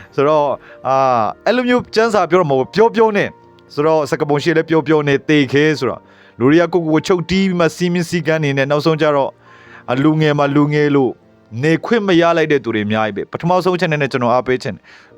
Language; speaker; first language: Burmese; non-native, local second language; Tedim Chin